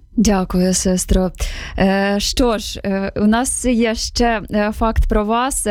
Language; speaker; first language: Ukrainian; native; Ukrainian